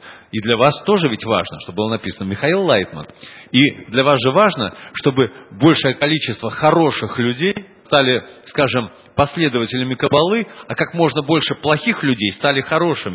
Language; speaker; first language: Russian; native; Russian